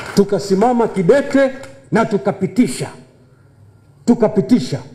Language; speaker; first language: Swahili; native; Swahili